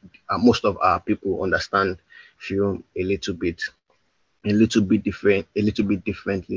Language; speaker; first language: English; non-native, local second language; Yoruba